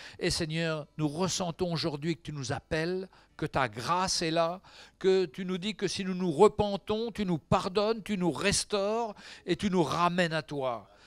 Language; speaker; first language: French; native; French